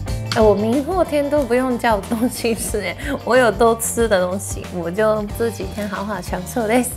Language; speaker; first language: Chinese; non-native, fluent; Japanese